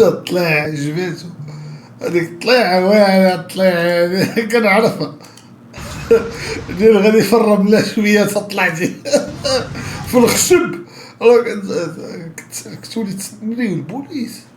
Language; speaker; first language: Arabic; native; Arabic